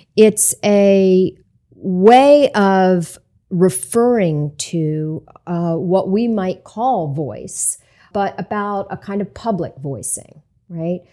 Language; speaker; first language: English; native; English